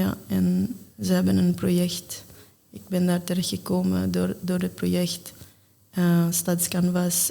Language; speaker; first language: Dutch; non-native, learner; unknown